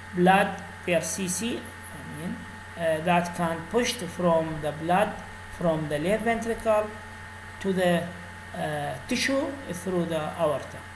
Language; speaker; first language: English; non-native, fluent; Arabic